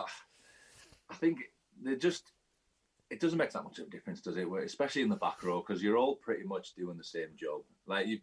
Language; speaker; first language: English; native; English